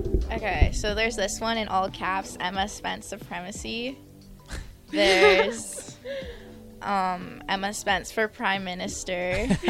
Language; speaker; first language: English; non-native, local second language; French